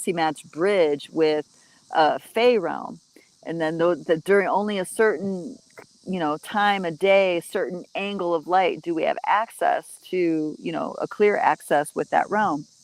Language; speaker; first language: English; native; English